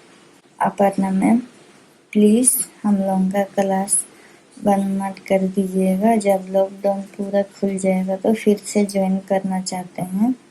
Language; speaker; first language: Hindi; non-native, local second language; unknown